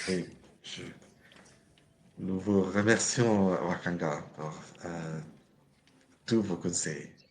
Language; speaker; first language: French; non-native, learner; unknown